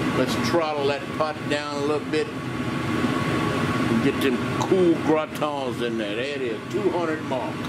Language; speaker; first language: English; native; English